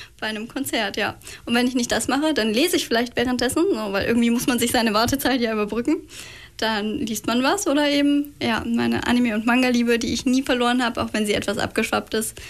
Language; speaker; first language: German; native; German